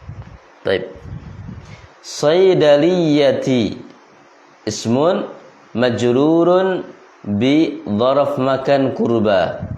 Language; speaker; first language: Arabic; non-native, fluent; Indonesian